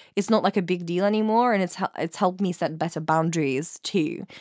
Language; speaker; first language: English; native; English